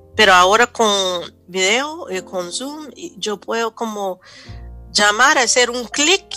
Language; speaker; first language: Spanish; non-native, fluent; English